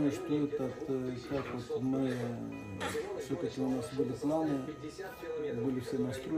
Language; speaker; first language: Russian; native; Russian